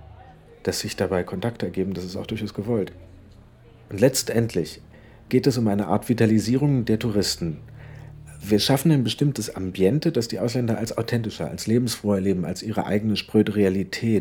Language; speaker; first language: German; native; German